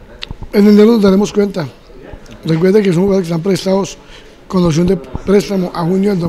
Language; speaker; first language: Spanish; native; Spanish